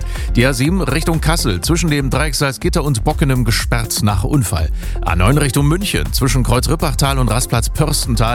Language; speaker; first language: German; native; German